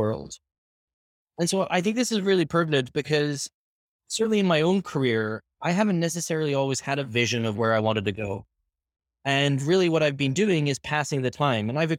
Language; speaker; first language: English; native; English